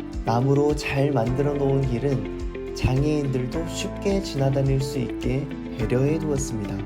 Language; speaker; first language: Korean; native; Korean